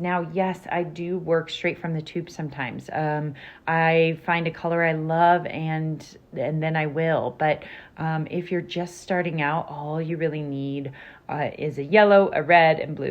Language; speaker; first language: English; native; English